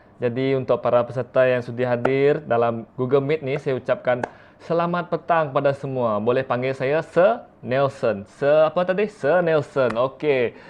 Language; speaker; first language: Malay; non-native, local second language; Iban